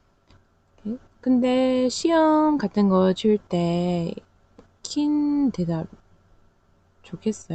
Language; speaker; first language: Korean; non-native, learner; English